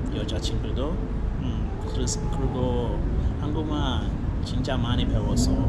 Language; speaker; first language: Korean; non-native, learner; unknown